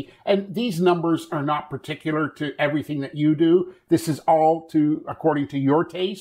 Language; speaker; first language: English; native; English